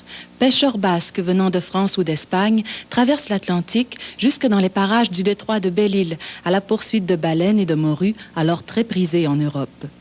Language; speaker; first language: French; native; French